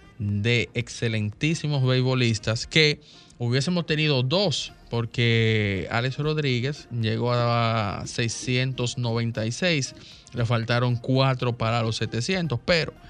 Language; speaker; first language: Spanish; native; Spanish